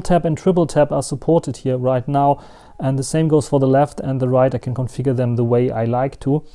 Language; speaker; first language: English; non-native, fluent; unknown